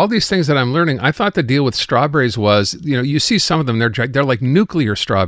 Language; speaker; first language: English; native; English